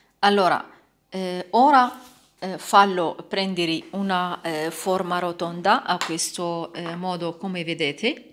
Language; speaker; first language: Italian; non-native, learner; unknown